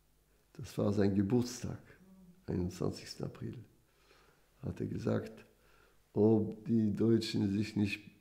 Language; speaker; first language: German; non-native, fluent; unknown